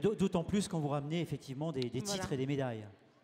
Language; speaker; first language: French; native; French